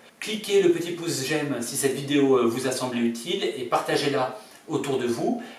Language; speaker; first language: French; native; French